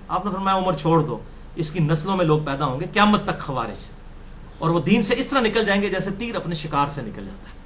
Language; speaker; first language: Urdu; non-native, local second language; Punjabi